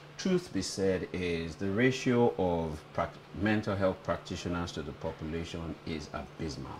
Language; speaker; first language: English; non-native, local second language; Yoruba